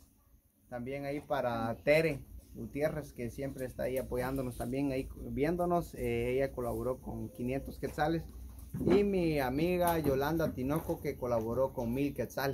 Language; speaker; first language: Spanish; native; Spanish